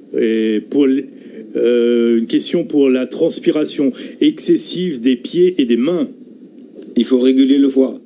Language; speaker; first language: French; native; French